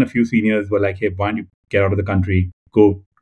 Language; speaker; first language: English; non-native, local second language; Telugu